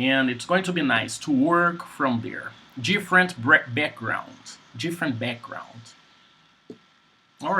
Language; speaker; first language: English; non-native, fluent; Portuguese